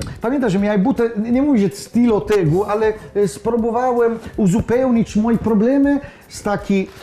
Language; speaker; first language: Polish; non-native, learner; Italian